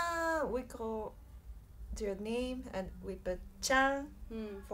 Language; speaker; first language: English; non-native, learner; Japanese